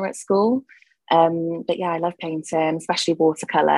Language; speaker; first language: English; native; English